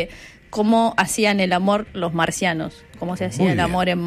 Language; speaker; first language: Spanish; native; Spanish